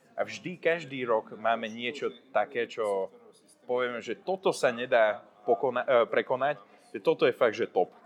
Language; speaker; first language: Slovak; non-native, local second language; Hungarian